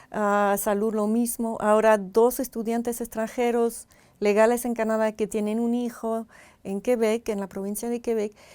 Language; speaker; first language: Spanish; non-native, fluent; French